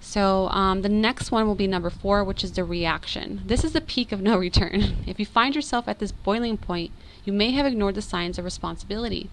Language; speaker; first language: English; native; English